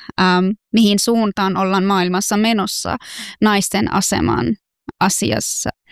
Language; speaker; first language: Finnish; non-native, fluent; Persian